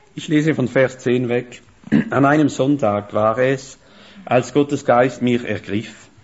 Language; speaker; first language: German; non-native, fluent; French